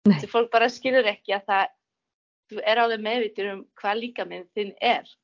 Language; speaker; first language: Icelandic; non-native, fluent; Czech